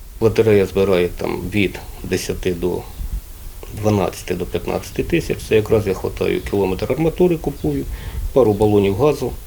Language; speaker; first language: Ukrainian; native; Ukrainian